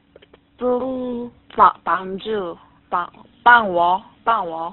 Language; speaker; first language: Chinese; non-native, learner; Korean